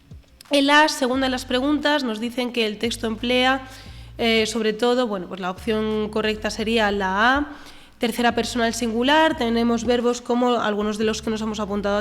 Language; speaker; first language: Spanish; native; Spanish